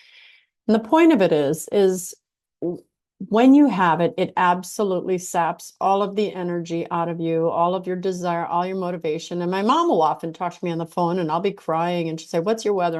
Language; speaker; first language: English; native; English